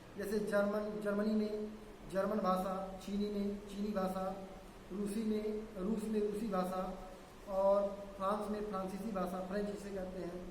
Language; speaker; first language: Hindi; native; Hindi